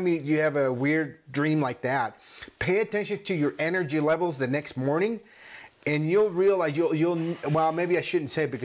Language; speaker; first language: English; non-native, fluent; Spanish